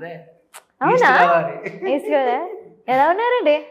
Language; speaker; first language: Telugu; non-native, fluent; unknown